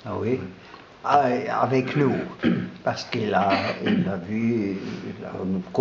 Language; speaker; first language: French; non-native, local second language; German